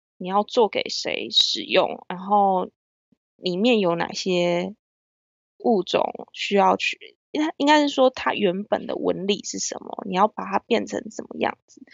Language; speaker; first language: Chinese; native; Chinese